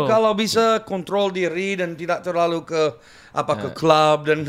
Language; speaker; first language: Indonesian; non-native, fluent; English